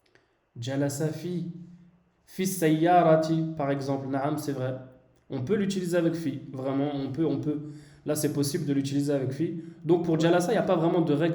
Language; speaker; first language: French; native; French